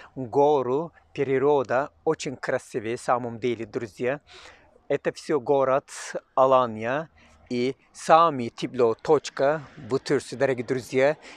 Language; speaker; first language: Russian; non-native, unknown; Turkish